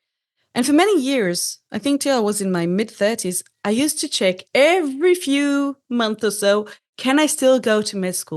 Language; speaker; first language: English; non-native, fluent; Hebrew